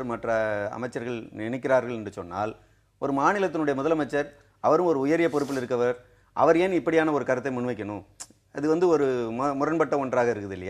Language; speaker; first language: Tamil; native; Tamil